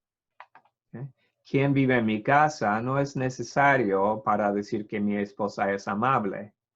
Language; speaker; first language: Spanish; non-native, fluent; English